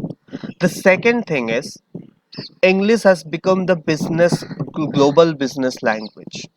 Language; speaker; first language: English; non-native, learner; Hindi